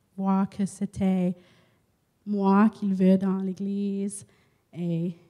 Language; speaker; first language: French; non-native, learner; English